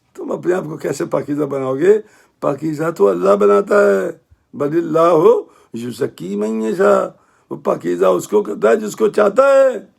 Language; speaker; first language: Urdu; native; Urdu